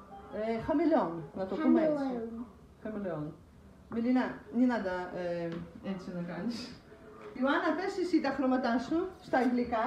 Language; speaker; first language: Greek; non-native, fluent; Russian